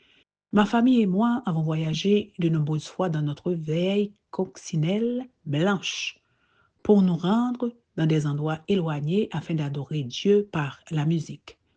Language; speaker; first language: French; non-native, local second language; Haitian Creole